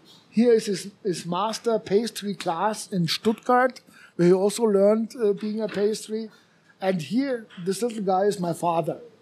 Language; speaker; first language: English; non-native, fluent; German